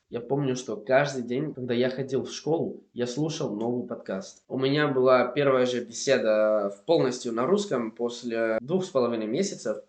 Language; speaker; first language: Russian; non-native, fluent; Spanish